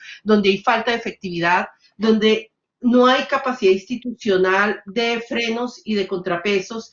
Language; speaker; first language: Spanish; native; Spanish